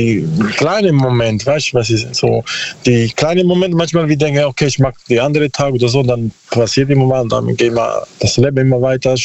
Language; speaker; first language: German; non-native, learner; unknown